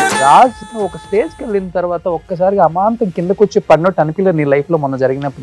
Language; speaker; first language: Telugu; native; Telugu